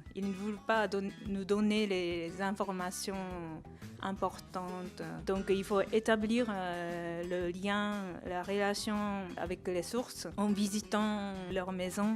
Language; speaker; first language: French; non-native, fluent; Japanese